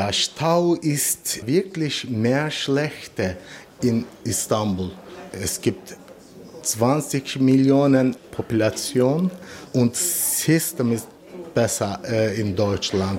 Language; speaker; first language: German; non-native, learner; Turkish